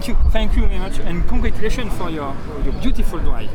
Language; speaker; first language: English; non-native, learner; French